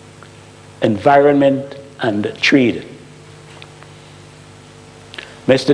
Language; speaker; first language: English; native; English